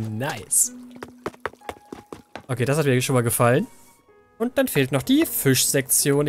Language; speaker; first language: German; native; German